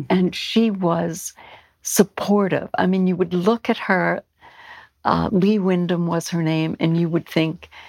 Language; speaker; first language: English; native; English